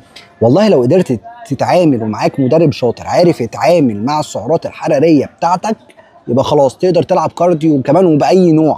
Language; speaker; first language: Arabic; native; Arabic